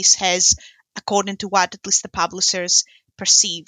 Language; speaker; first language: English; non-native, fluent; Greek